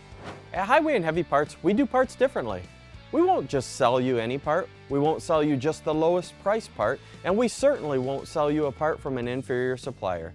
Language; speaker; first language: English; native; English